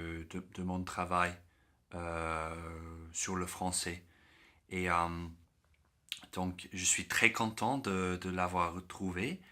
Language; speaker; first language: French; non-native, learner; English